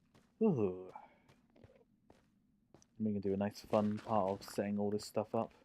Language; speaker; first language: English; native; English